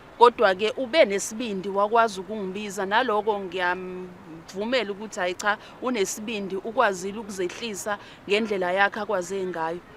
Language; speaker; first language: Zulu; native; Zulu